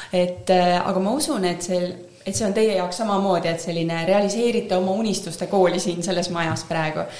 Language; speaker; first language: Estonian; native; Estonian